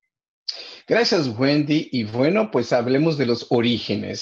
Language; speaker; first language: Spanish; native; Spanish